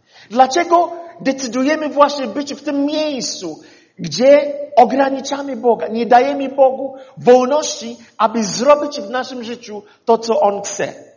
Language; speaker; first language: Polish; non-native, fluent; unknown